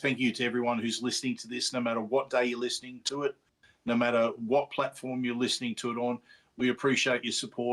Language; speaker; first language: English; native; English